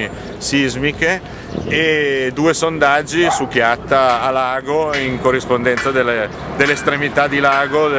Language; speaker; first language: Italian; native; Italian